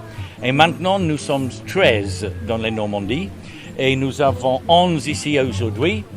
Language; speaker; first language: French; non-native, learner; English